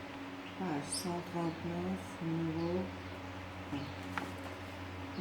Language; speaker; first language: French; non-native, local second language; Arabic